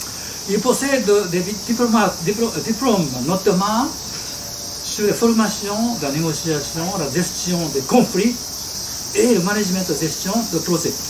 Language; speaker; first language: French; non-native, learner; Japanese